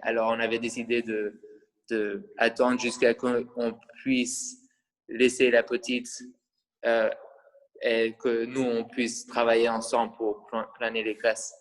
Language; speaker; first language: French; non-native, fluent; English